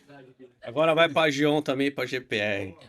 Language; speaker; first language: Portuguese; native; Portuguese